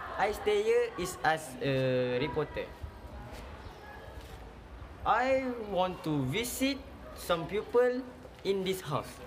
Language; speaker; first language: English; non-native, learner; Malay